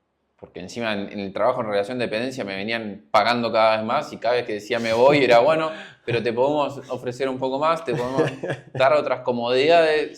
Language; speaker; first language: Spanish; native; Spanish